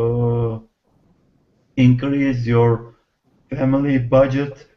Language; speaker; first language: English; non-native, learner; Turkish